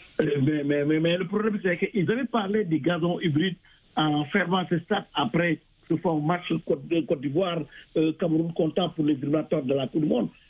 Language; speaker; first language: French; non-native, local second language; Wolof